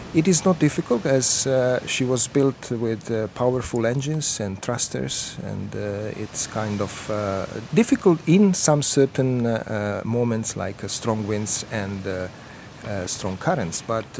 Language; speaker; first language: English; non-native, fluent; Croatian